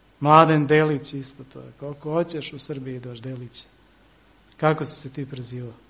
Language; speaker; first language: Serbian; early bilingual, heritage; Serbian